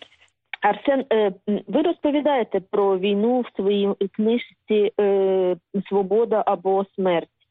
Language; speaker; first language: Ukrainian; native; Ukrainian